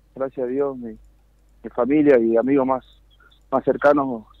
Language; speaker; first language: Spanish; native; Spanish